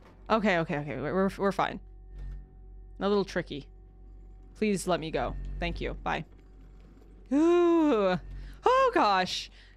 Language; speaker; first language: English; native; English